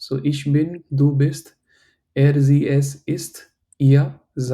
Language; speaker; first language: German; non-native, fluent; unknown